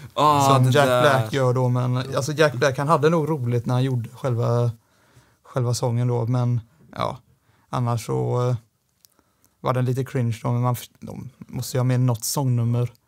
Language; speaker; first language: Swedish; native; Swedish